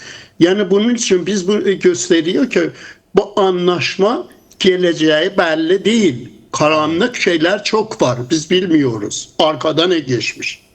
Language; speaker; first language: Turkish; non-native, fluent; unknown